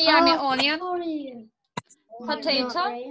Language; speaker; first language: English; non-native, fluent; Russian